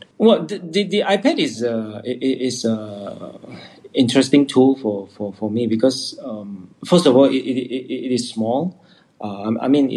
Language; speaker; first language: English; non-native, local second language; Hakka Chinese